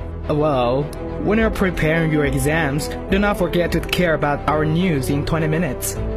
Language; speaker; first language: English; non-native, fluent; Chinese